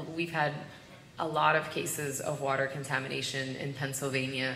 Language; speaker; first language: English; native; English